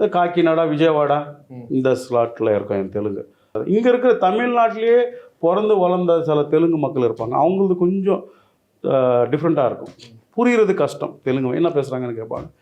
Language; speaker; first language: Tamil; non-native, local second language; Telugu